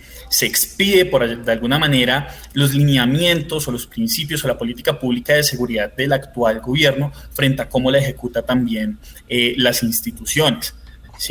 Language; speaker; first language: Spanish; native; Spanish